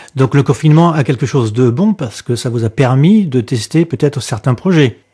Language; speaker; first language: French; native; French